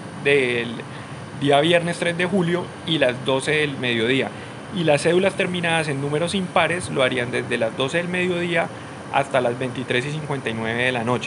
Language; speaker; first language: Spanish; native; Spanish